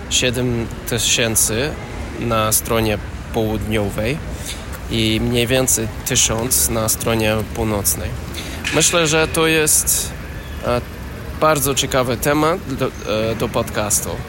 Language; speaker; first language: Polish; non-native, learner; English